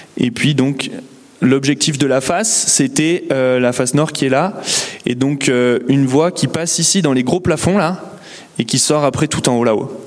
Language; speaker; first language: French; native; French